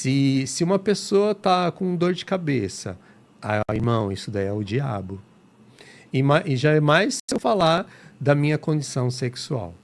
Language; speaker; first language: Portuguese; native; Portuguese